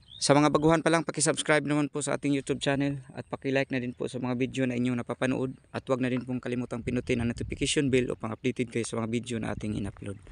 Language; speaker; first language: Filipino; non-native, local second language; Cebuano